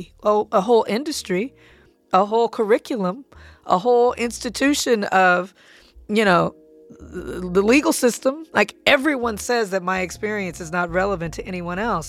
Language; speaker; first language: English; native; English